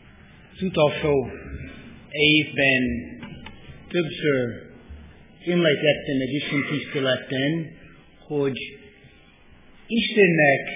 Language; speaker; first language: Hungarian; non-native, fluent; English